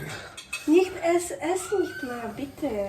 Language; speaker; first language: German; non-native, learner; Russian